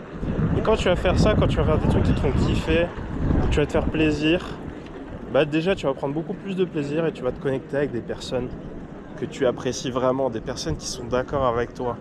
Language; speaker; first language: French; native; French